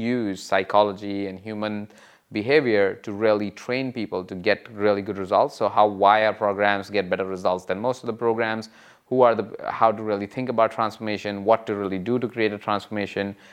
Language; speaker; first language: English; non-native, local second language; Hindi